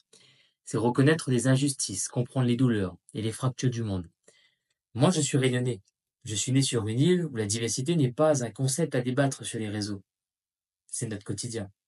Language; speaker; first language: French; native; French